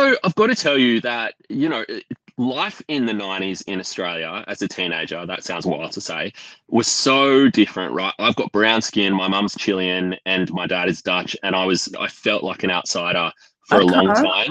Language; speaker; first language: English; native; English